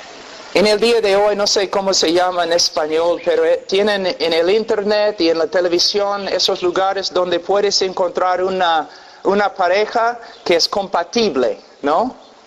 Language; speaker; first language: Spanish; non-native, fluent; English